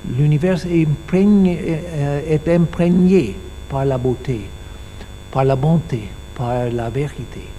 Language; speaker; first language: French; non-native, learner; English